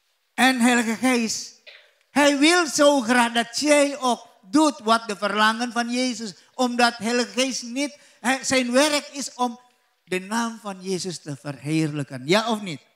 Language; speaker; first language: Dutch; non-native, learner; Indonesian